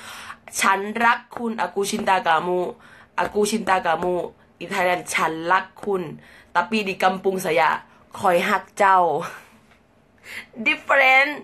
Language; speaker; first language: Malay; non-native, learner; Thai